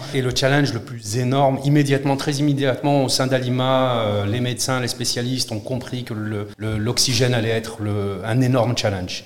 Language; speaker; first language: French; native; French